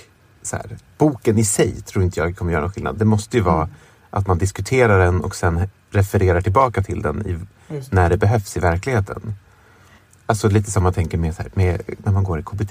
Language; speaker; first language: Swedish; native; Swedish